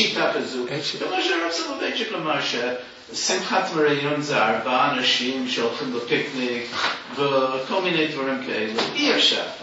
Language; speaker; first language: Hebrew; non-native, fluent; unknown